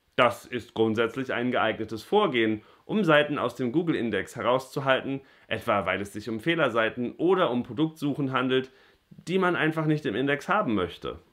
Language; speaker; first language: German; native; German